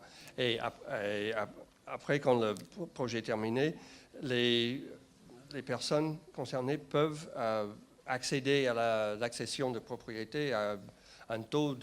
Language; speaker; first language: French; non-native, fluent; English